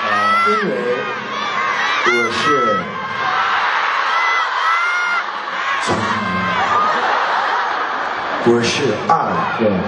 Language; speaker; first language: Chinese; non-native, learner; Korean